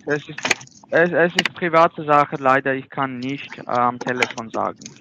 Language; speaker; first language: German; non-native, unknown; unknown